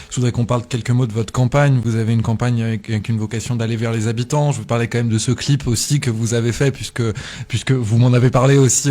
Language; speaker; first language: French; native; French